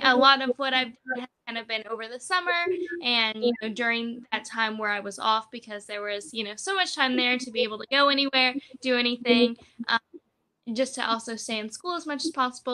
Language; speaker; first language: English; early bilingual, other home language; Spanish